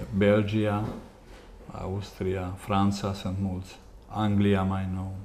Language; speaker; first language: Romanian; non-native, local second language; Hungarian